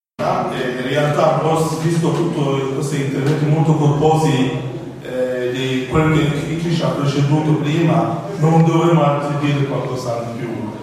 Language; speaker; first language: Italian; non-native, fluent; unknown